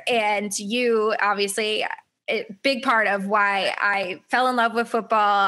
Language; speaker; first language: English; native; English